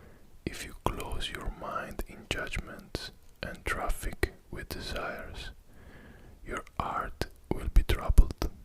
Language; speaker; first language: English; non-native, fluent; Italian